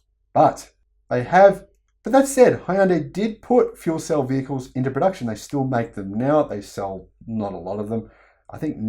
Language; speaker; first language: English; native; English